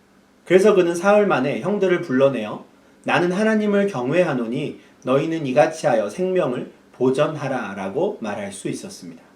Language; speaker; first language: Korean; native; Korean